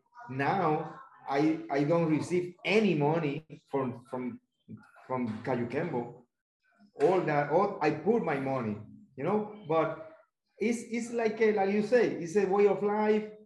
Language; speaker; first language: English; non-native, learner; Spanish